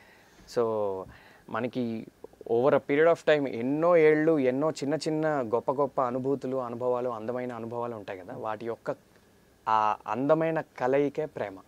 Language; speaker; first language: Telugu; native; Telugu